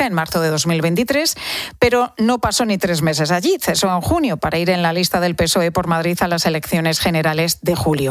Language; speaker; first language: Spanish; native; Spanish